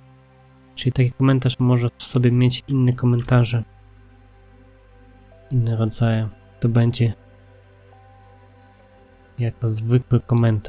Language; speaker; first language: Polish; non-native, fluent; Russian